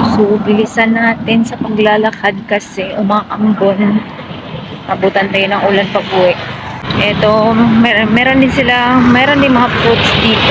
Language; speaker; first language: Filipino; native; Filipino